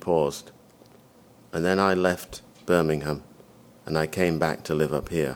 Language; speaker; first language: English; native; English